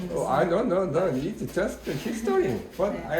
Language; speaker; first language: English; non-native, learner; Korean